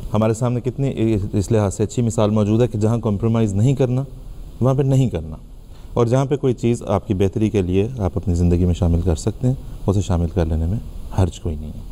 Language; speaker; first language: Urdu; native; Urdu